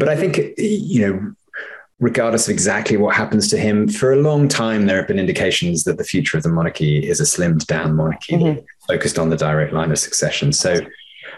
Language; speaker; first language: English; native; English